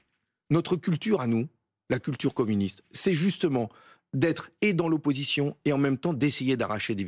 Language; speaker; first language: French; native; French